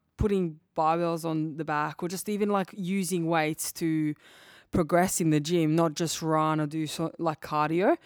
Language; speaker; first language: English; early bilingual, other home language; Serbian